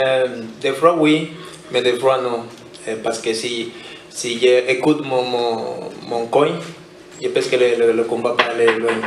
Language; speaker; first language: French; non-native, learner; Spanish